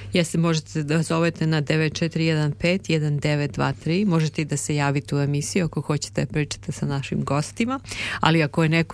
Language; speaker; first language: Serbian; native; Serbian